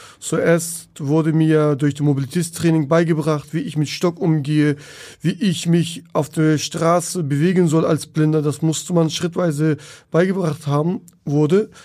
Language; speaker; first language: German; non-native, fluent; Turkish